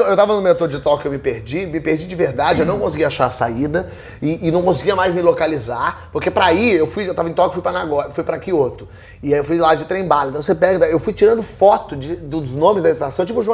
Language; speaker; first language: Portuguese; native; Portuguese